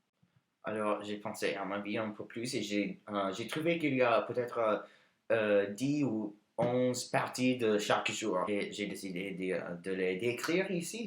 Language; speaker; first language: French; non-native, learner; English